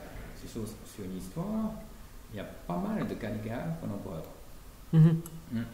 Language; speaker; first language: French; non-native, fluent; Chinese